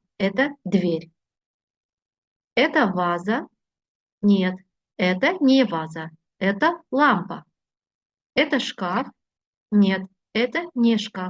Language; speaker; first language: Russian; non-native, fluent; Uzbek